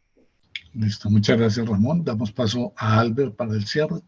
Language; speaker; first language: Spanish; native; Spanish